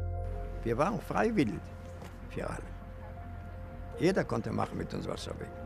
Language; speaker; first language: German; non-native, fluent; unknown